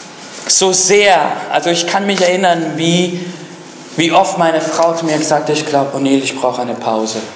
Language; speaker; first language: German; non-native, fluent; English